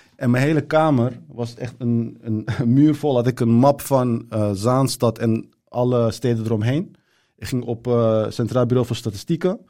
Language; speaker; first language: Dutch; early bilingual, other home language; Turkish